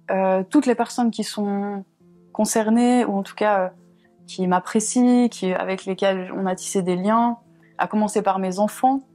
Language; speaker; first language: French; native; French